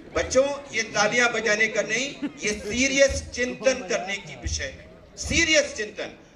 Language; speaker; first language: Hindi; native; Hindi